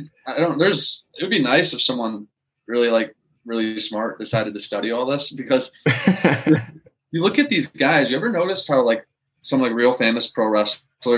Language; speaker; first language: English; native; English